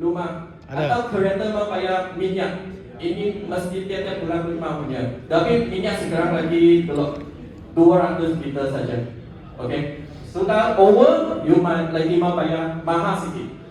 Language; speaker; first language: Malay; non-native, local second language; Chinese